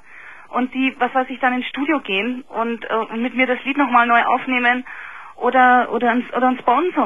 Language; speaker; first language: German; native; German